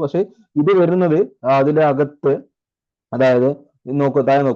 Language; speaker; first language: Malayalam; native; Malayalam